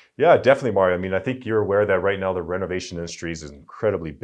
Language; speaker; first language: English; native; English